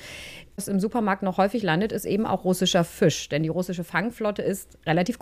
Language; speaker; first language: German; native; German